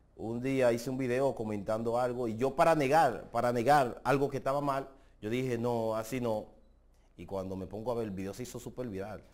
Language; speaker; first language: Spanish; native; Spanish